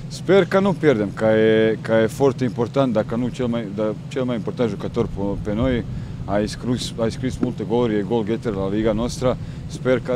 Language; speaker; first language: Romanian; non-native, learner; Croatian